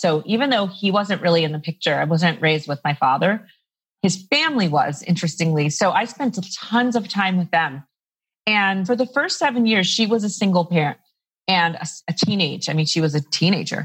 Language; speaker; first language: English; native; English